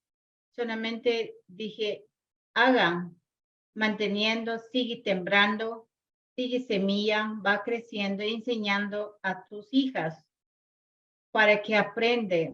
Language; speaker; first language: Spanish; non-native, local second language; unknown